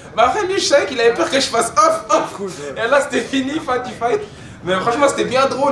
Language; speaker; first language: French; native; French